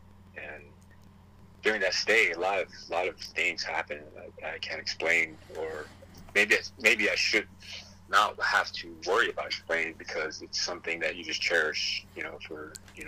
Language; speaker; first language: English; early bilingual, other home language; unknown